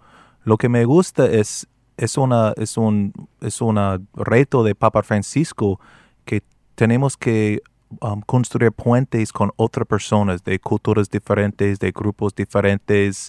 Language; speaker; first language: Spanish; non-native, fluent; English